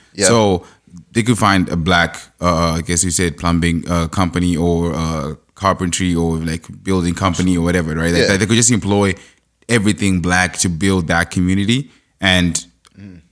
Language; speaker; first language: English; non-native, local second language; Shona